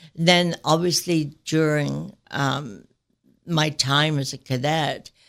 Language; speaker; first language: English; native; English